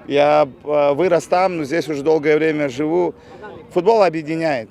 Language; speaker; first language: Russian; non-native, local second language; Uzbek